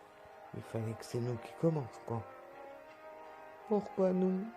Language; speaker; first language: French; native; French